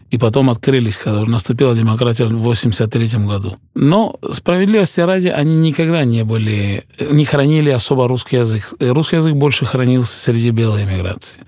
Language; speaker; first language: Russian; early bilingual, heritage; Russian